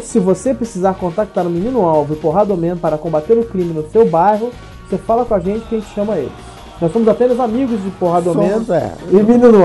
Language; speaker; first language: Portuguese; native; Portuguese